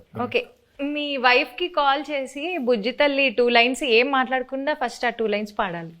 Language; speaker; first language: Telugu; native; Telugu